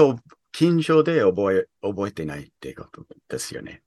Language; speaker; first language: Japanese; early bilingual, heritage; English